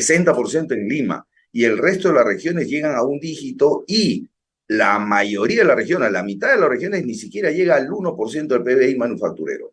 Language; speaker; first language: Spanish; native; Spanish